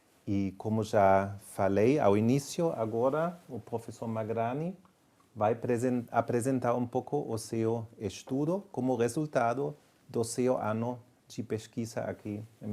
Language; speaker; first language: Portuguese; non-native, fluent; German